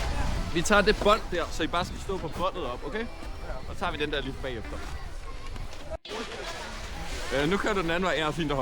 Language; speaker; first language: Danish; native; Danish